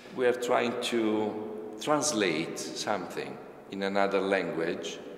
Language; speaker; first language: English; non-native, fluent; Italian